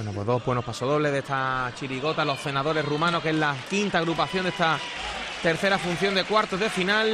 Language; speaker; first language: Spanish; native; Spanish